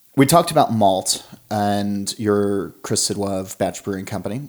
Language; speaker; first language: English; native; English